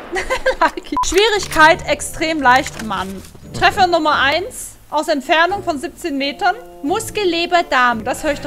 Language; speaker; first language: German; native; German